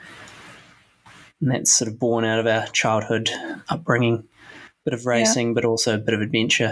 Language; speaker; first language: English; native; English